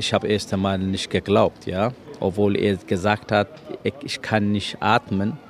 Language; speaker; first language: German; non-native, learner; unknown